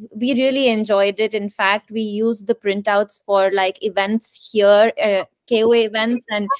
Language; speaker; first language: English; non-native, local second language; Kashmiri